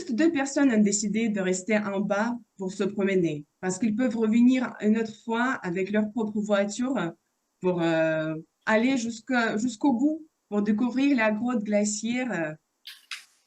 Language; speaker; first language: French; non-native, fluent; Russian